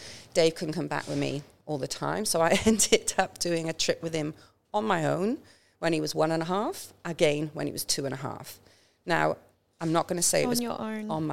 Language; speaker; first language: English; native; English